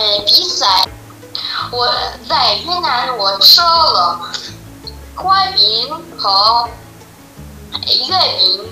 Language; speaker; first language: Chinese; non-native, learner; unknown